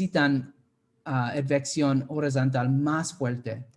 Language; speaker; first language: Spanish; non-native, fluent; English